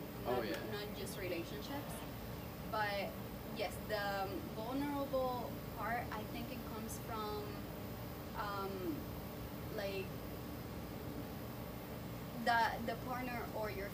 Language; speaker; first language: English; non-native, fluent; Spanish